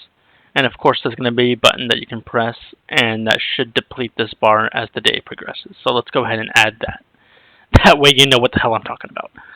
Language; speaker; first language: English; native; English